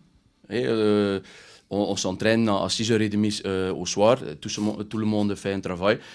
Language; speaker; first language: French; non-native, learner; Dutch